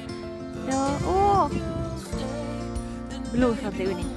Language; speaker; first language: Swedish; non-native, learner; Japanese